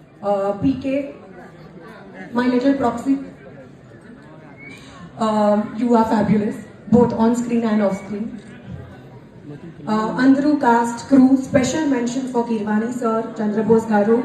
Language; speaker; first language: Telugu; non-native, learner; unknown